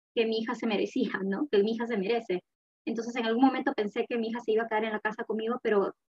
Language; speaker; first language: Spanish; native; Spanish